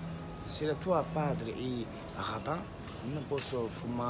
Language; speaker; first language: Italian; non-native, learner; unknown